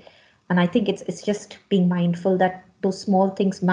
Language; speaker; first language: English; non-native, local second language; Hindi